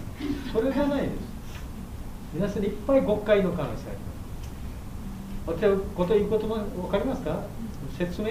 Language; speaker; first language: Japanese; non-native, learner; Bangla